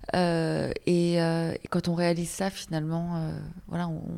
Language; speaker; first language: French; native; French